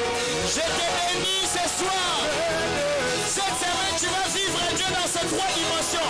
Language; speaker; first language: French; non-native, local second language; Lingala